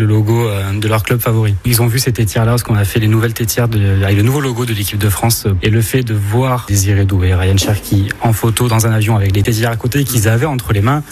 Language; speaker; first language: French; native; French